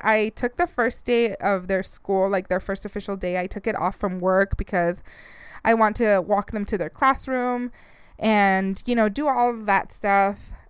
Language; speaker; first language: English; early bilingual, other home language; Spanish